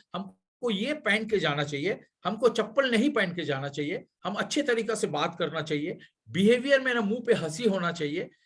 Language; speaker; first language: Hindi; non-native, local second language; Bangla